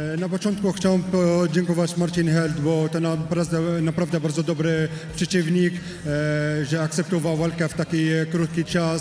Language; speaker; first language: Polish; non-native, learner; French